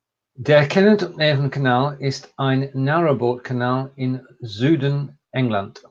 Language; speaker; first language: German; non-native, learner; English